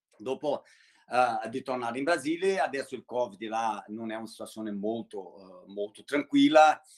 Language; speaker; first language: Italian; non-native, fluent; Portuguese